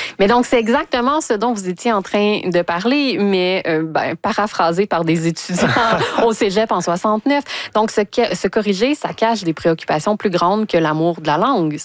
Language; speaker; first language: French; native; French